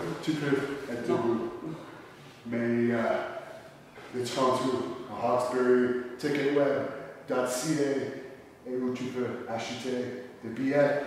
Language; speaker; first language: French; non-native, learner; English